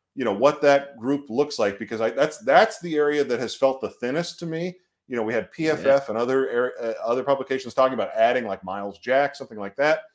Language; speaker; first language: English; native; English